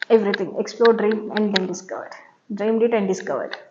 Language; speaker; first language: English; non-native, local second language; Telugu